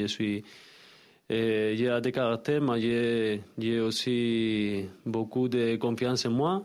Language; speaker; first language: French; non-native, learner; Spanish